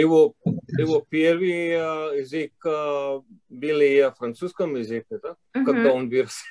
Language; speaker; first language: Russian; non-native, fluent; English